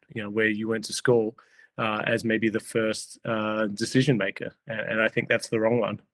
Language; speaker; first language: English; native; English